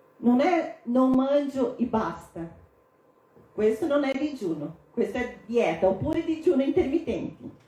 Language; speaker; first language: Italian; non-native, fluent; Portuguese